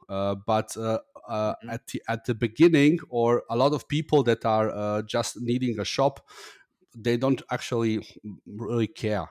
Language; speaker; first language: English; non-native, fluent; German